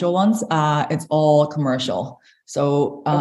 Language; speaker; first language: English; non-native, local second language; Cantonese